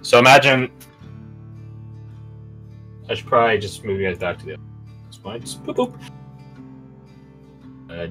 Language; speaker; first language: English; native; English